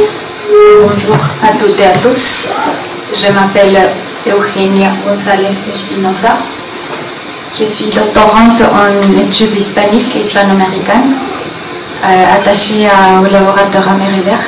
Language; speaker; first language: French; non-native, fluent; Spanish